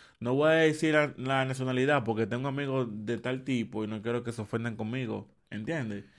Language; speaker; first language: Spanish; native; Spanish